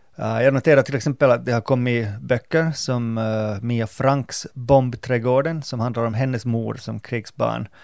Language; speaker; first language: Swedish; native; Swedish